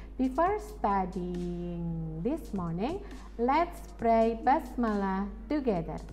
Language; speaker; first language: English; non-native, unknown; Indonesian